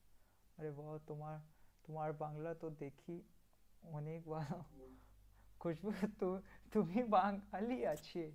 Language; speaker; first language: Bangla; non-native, learner; Hindi